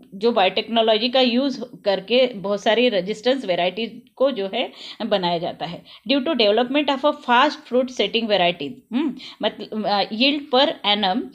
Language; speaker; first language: Hindi; non-native, local second language; Marathi